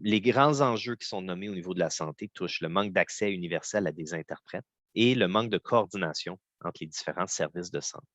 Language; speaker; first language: French; native; French